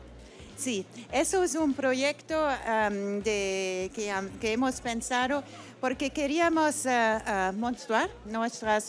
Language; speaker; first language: Spanish; non-native, fluent; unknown